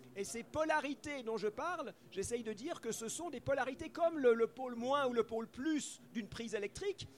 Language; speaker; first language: French; native; French